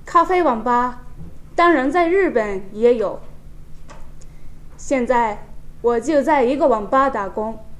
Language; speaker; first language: Chinese; non-native, fluent; Japanese